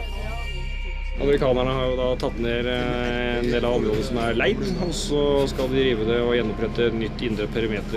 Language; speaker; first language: Norwegian; native; Norwegian